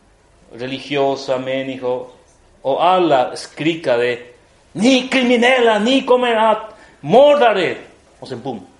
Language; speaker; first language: Swedish; non-native, fluent; Spanish